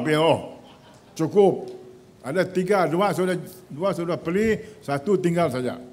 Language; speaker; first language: Malay; native; Malay